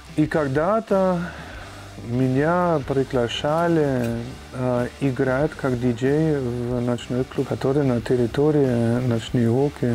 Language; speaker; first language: Russian; non-native, fluent; German